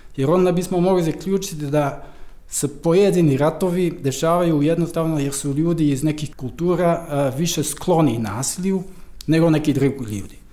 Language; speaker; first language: Croatian; non-native, fluent; Dutch